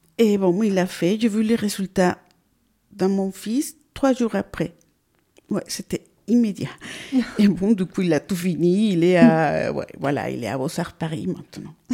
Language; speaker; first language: French; non-native, fluent; Spanish